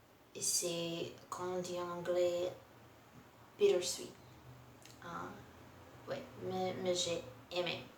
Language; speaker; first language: French; non-native, learner; Portuguese